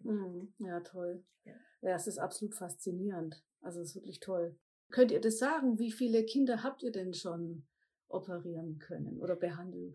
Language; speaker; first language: German; native; German